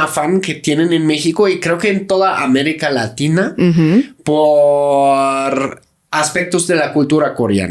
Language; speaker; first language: Spanish; native; Spanish